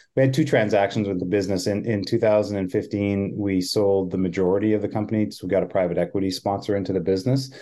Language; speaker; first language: English; native; English